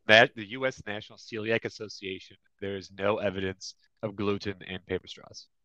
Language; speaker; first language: English; native; English